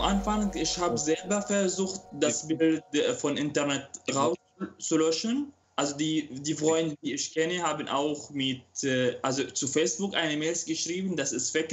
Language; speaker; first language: German; non-native, local second language; Arabic